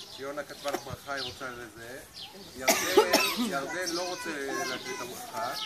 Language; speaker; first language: Hebrew; native; Hebrew